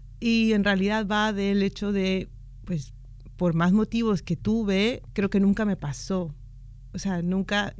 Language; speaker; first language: Spanish; native; Spanish